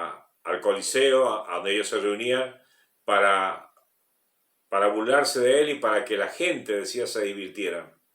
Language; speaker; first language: Spanish; native; Spanish